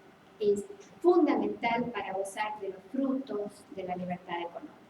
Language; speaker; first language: Spanish; native; Spanish